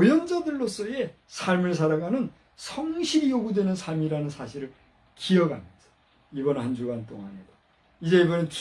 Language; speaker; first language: Korean; native; Korean